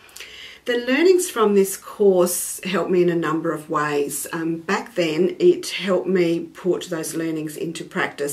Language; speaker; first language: English; native; English